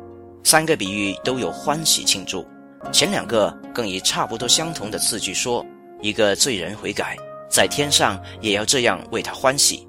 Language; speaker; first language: Chinese; native; Chinese